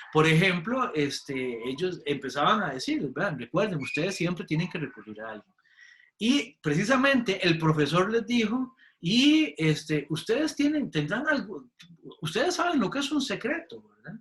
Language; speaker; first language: Spanish; native; Spanish